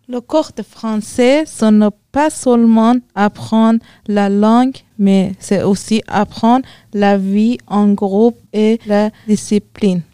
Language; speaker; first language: French; non-native, learner; Persian